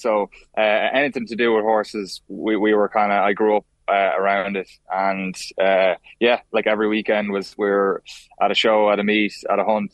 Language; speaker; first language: English; native; English